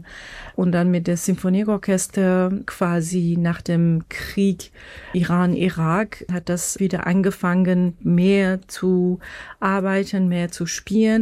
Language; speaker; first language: German; non-native, fluent; Persian